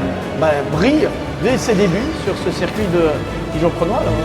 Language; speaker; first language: French; native; French